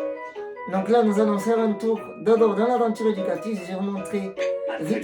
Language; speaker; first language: French; native; French